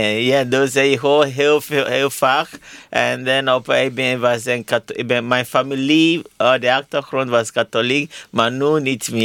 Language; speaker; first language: Dutch; non-native, learner; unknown